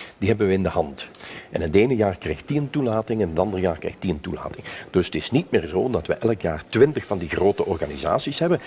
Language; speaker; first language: Dutch; non-native, local second language; Limburgish